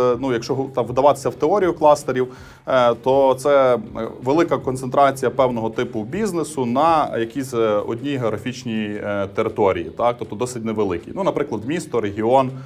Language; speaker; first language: Ukrainian; native; Ukrainian